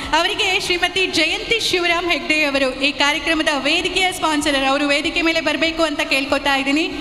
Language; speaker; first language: Kannada; native; Kannada